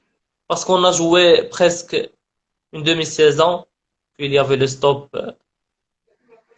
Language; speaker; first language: French; non-native, local second language; Arabic